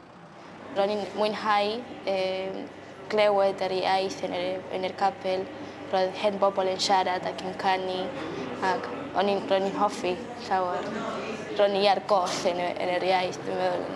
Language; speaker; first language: Welsh; non-native, learner; Spanish